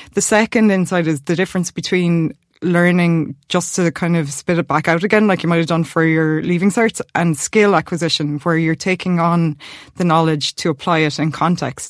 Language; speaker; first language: English; native; English